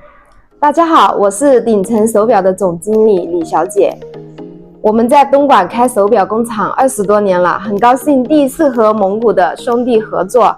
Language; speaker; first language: Chinese; native; Chinese